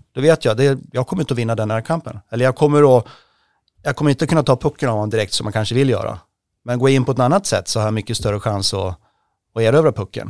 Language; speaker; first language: Swedish; native; Swedish